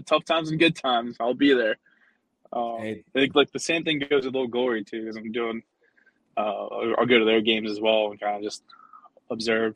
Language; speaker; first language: English; early bilingual, other home language; Spanish